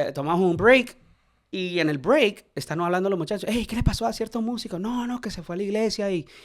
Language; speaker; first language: Spanish; early bilingual, heritage; Spanish